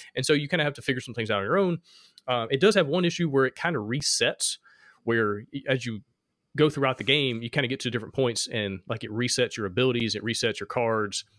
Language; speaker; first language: English; native; English